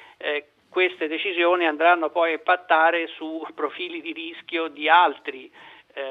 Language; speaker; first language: Italian; native; Italian